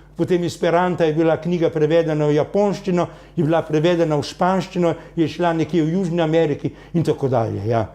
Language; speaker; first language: Slovenian; native; Slovenian